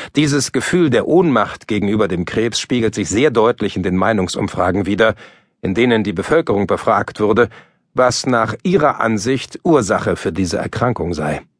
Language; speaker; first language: German; native; German